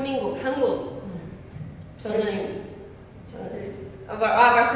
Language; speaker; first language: Korean; non-native, learner; Portuguese